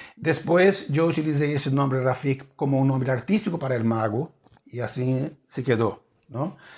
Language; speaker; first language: Spanish; non-native, fluent; Portuguese